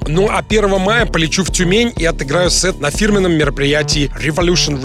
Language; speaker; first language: Russian; native; Russian